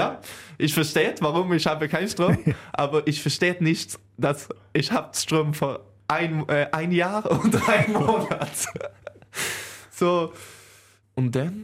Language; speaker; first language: German; non-native, learner; Swedish